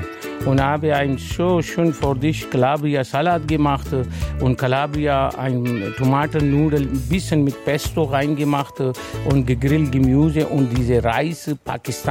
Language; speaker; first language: German; non-native, learner; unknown